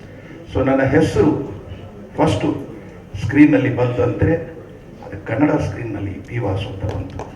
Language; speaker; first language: Kannada; non-native, learner; Tamil